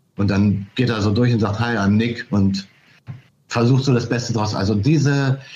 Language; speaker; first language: German; native; German